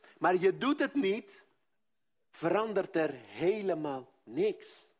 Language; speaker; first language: Dutch; non-native, fluent; Armenian